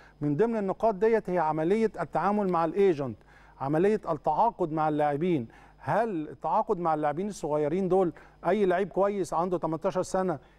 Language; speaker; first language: Arabic; native; Arabic